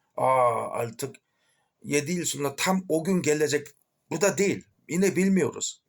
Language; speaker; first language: Turkish; non-native, fluent; Korean